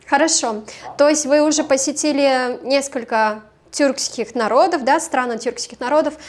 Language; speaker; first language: Russian; non-native, local second language; Kazakh